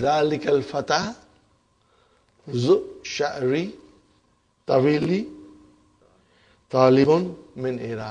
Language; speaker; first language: Arabic; non-native, fluent; English